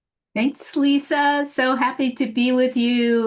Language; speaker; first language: English; native; English